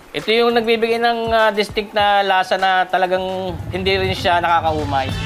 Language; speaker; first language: Filipino; native; Filipino